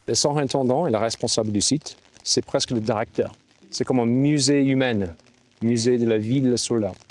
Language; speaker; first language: French; non-native, fluent; English